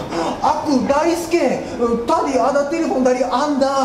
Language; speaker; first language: Indonesian; non-native, learner; Japanese